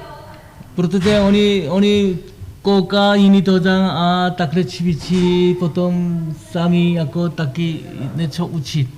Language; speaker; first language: Czech; non-native, learner; Korean